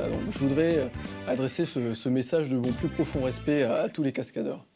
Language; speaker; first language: French; native; French